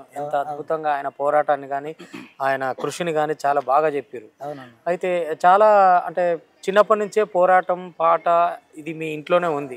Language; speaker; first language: Telugu; native; Telugu